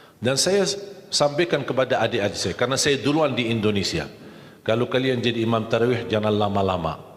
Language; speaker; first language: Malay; non-native, fluent; Arabic